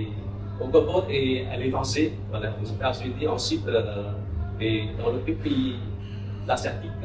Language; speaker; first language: French; non-native, local second language; Khmer